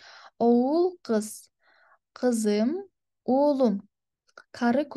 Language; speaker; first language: Turkish; non-native, fluent; Kyrgyz